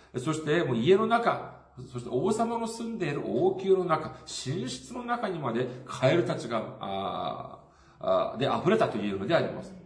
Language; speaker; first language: Japanese; non-native, fluent; Korean